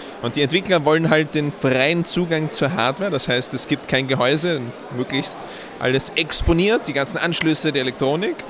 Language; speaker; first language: German; native; German